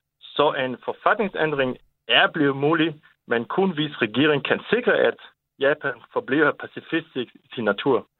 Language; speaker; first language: Danish; non-native, fluent; Japanese